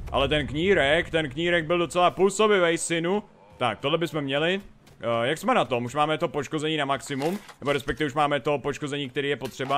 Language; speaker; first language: Czech; native; Czech